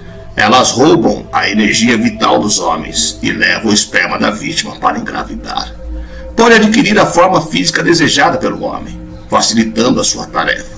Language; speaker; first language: Portuguese; native; Portuguese